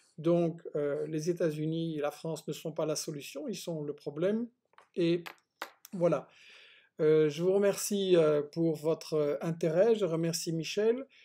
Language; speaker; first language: French; native; French